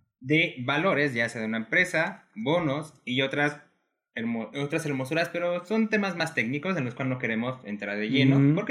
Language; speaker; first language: Spanish; native; Spanish